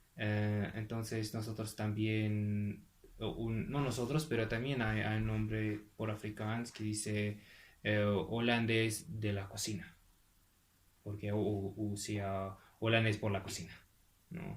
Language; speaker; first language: Spanish; non-native, fluent; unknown